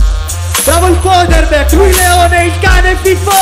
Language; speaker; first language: Italian; native; Italian